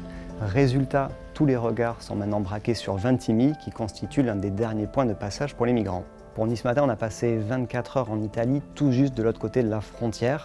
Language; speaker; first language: French; native; French